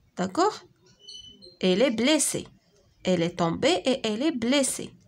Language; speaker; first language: French; non-native, local second language; Arabic